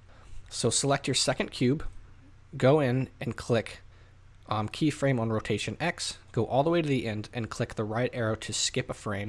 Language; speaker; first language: English; native; English